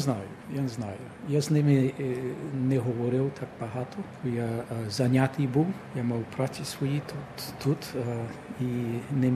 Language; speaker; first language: Ukrainian; early bilingual, heritage; Ukrainian